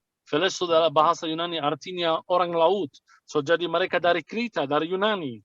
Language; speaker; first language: Indonesian; non-native, fluent; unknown